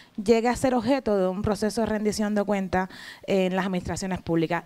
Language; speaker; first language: Spanish; native; Spanish